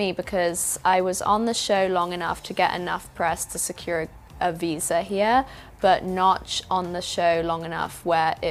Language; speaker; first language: English; native; English